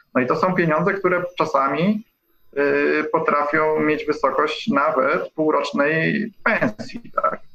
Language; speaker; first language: Polish; native; Polish